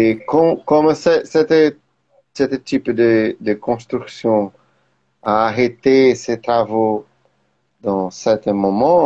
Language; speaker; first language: French; non-native, learner; Portuguese